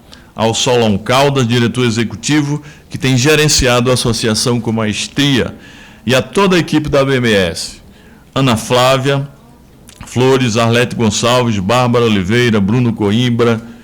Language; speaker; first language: Portuguese; native; Portuguese